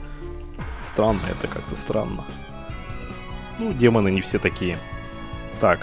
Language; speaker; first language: Russian; native; Russian